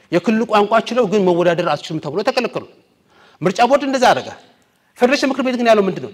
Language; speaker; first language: Amharic; non-native, local second language; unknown